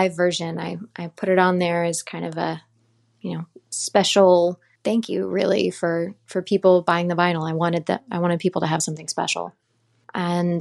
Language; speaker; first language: English; native; English